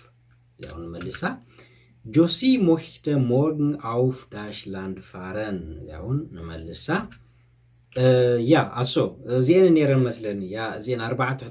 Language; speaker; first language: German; non-native, fluent; Tigrinya